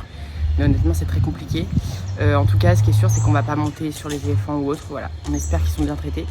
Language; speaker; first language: French; native; French